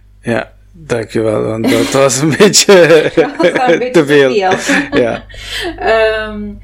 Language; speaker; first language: Dutch; non-native, local second language; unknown